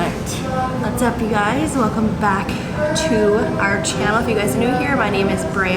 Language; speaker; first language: English; native; English